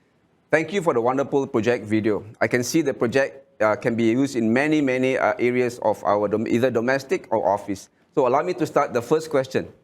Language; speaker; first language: English; non-native, local second language; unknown